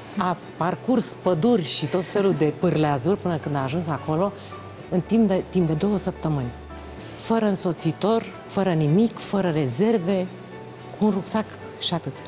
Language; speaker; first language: Romanian; native; Romanian